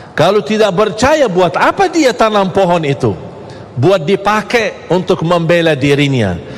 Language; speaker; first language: Malay; non-native, fluent; Arabic